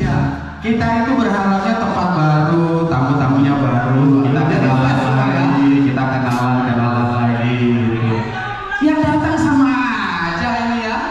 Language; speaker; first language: Indonesian; native; Indonesian